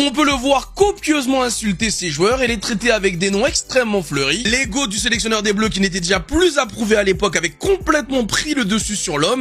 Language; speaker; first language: French; native; French